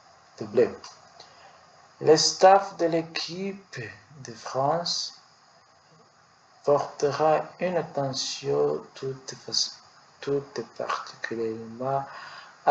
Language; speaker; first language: French; non-native, learner; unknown